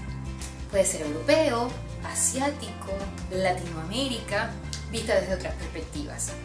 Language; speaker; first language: Spanish; native; Spanish